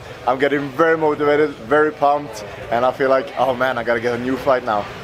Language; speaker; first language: English; non-native, fluent; Swedish